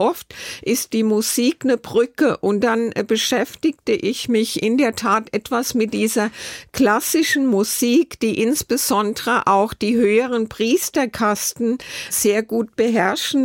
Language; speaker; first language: German; native; German